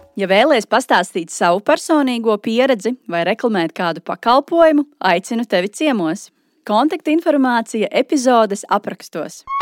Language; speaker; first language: Latvian; native; Latvian